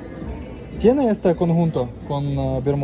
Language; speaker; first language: Spanish; non-native, learner; Russian